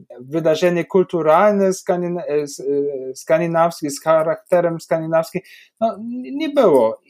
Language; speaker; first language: Polish; non-native, fluent; German